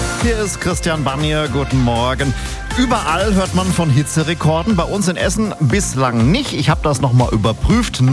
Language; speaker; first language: German; native; German